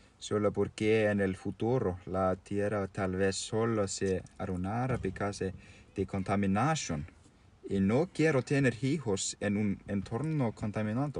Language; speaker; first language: Spanish; non-native, learner; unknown